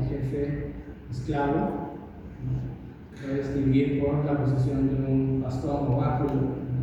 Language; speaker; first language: Spanish; native; Spanish